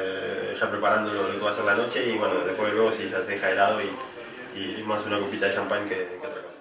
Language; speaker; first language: Spanish; native; Spanish